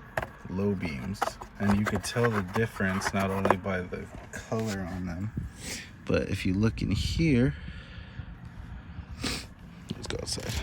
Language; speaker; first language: English; native; English